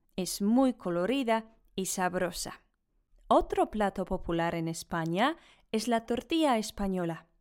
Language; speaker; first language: Spanish; non-native, fluent; Polish